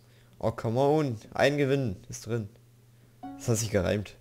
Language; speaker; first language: German; native; German